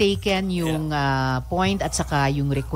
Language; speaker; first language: Filipino; native; Filipino